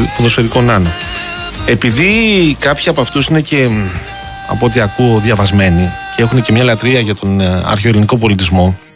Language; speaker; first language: Greek; native; Greek